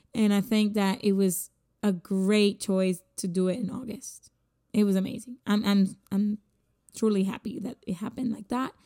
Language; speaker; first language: English; non-native, fluent; Spanish